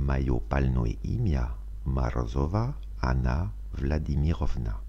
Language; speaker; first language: Russian; non-native, fluent; French